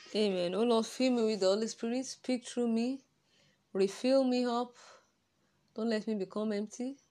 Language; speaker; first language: English; non-native, local second language; Yoruba